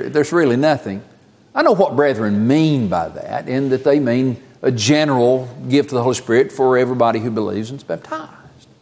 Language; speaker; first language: English; native; English